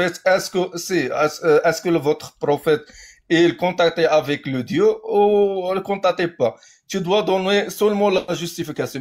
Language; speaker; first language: French; non-native, learner; Arabic